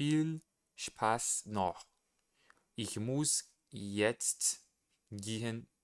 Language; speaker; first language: German; non-native, learner; Portuguese